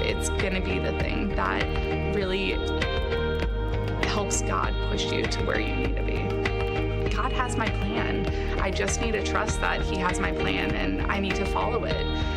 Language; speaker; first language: English; native; English